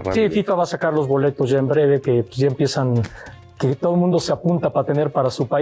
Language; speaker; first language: Spanish; native; Spanish